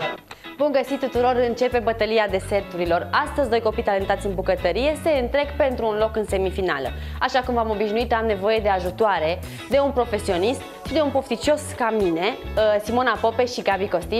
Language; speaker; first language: Romanian; native; Romanian